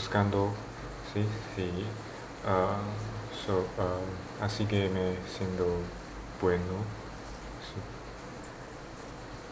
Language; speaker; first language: Spanish; non-native, learner; Chinese